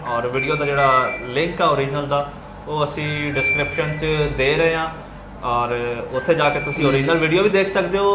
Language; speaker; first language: Punjabi; native; Punjabi